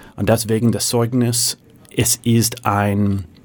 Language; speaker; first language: German; non-native, fluent; English